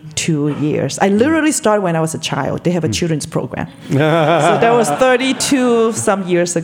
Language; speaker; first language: English; non-native, local second language; Cantonese